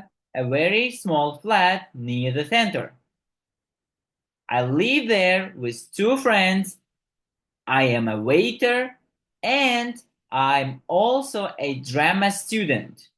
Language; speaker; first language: English; non-native, fluent; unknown